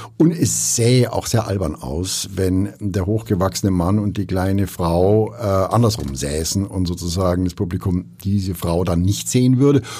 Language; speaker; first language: German; native; German